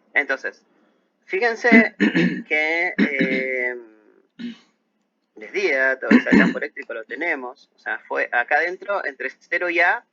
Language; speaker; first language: Spanish; native; Spanish